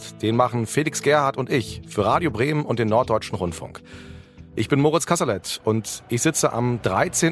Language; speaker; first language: German; native; German